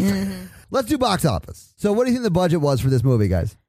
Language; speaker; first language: English; native; English